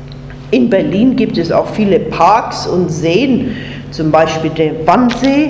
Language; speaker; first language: German; non-native, fluent; English